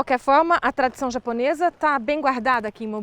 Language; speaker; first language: Portuguese; native; Portuguese